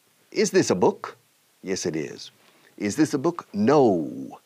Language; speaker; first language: English; native; English